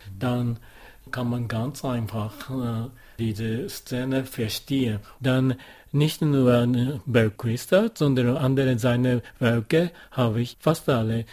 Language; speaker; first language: German; non-native, fluent; Japanese